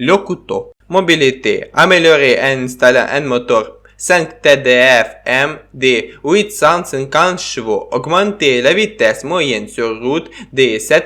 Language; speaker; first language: French; non-native, learner; Ukrainian